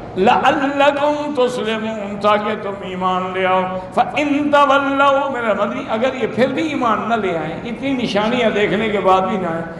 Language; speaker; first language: Urdu; native; Urdu